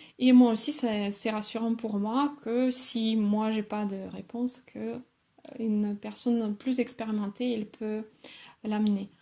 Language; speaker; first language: French; non-native, fluent; Russian